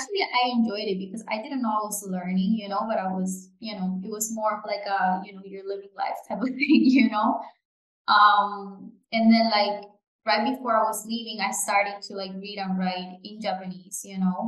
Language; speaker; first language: English; non-native, fluent; Japanese